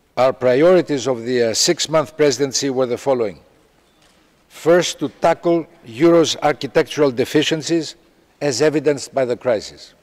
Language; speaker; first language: English; non-native, fluent; Greek